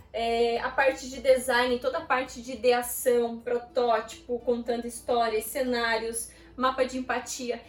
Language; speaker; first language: Portuguese; native; Portuguese